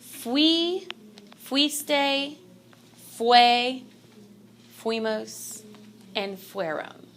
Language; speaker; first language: Spanish; non-native, fluent; English